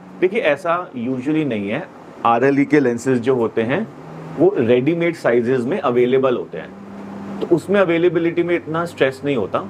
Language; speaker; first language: Hindi; native; Hindi